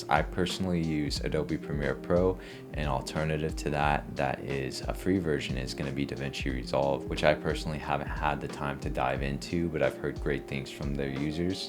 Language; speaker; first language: English; native; English